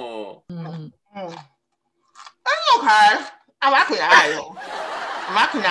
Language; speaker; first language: Japanese; non-native, learner; English